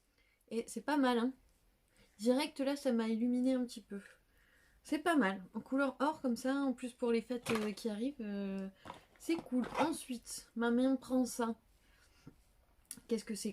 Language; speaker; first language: French; native; French